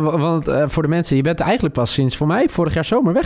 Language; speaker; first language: Dutch; native; Dutch